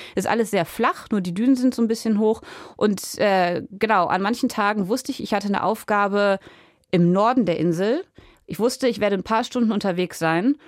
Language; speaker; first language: German; native; German